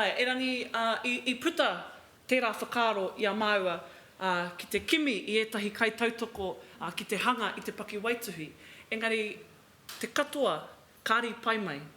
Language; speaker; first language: Māori; non-native, local second language; English